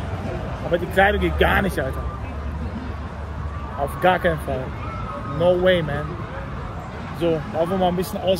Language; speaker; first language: German; native; German